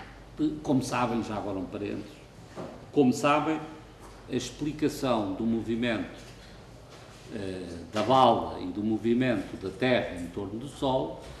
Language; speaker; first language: Portuguese; native; Portuguese